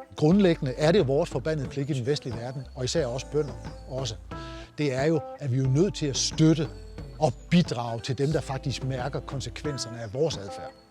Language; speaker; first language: Danish; native; Danish